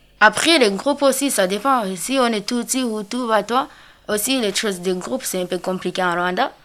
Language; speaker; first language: French; non-native, learner; Kinyarwanda